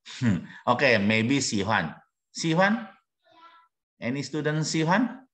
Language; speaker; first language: English; non-native, learner; Indonesian